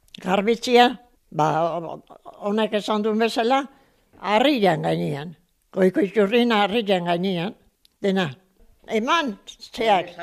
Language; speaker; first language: Basque; native; Basque